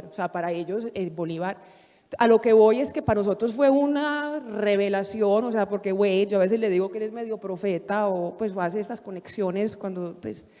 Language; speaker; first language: Spanish; native; Spanish